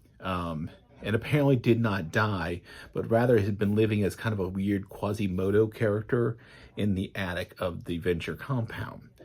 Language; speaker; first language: English; native; English